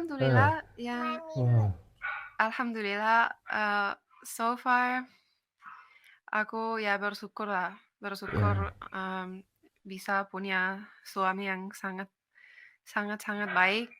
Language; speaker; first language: Indonesian; non-native, fluent; Finnish